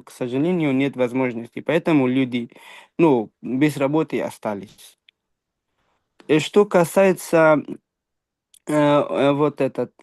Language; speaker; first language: Russian; non-native, fluent; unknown